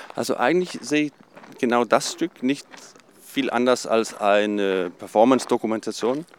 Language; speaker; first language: German; non-native, fluent; Danish